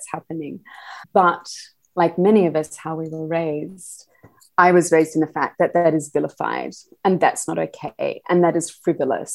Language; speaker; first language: English; native; English